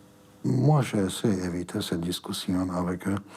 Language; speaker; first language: French; non-native, fluent; Slovak